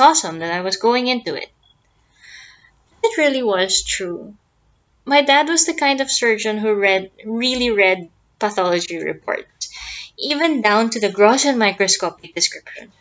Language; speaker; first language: English; non-native, local second language; Filipino